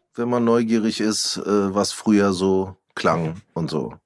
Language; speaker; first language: German; early bilingual, other home language; Turkish